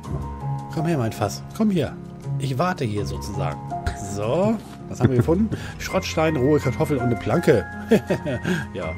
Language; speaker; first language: German; native; German